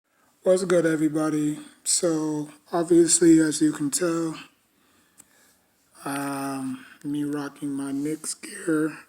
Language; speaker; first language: English; native; English